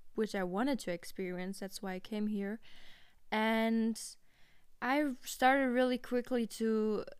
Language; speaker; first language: English; non-native, fluent; German